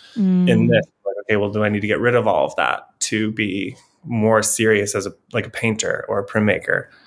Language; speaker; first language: English; native; English